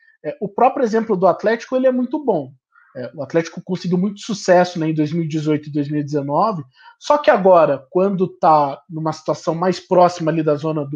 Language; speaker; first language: Portuguese; native; Portuguese